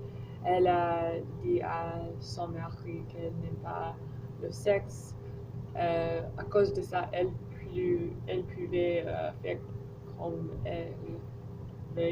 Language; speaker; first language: French; non-native, learner; English